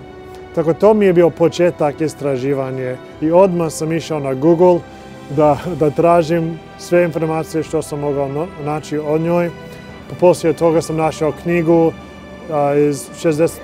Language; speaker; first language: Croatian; non-native, learner; English